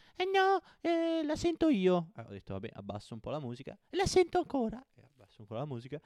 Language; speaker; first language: Italian; native; Italian